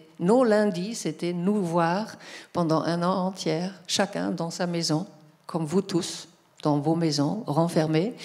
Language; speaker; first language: French; non-native, fluent; German